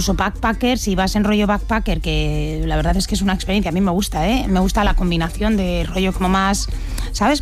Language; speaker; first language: Spanish; native; Spanish